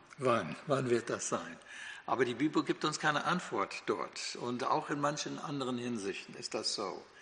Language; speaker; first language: German; non-native, fluent; English